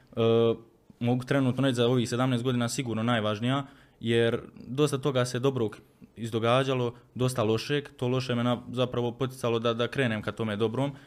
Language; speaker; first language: Croatian; native; Croatian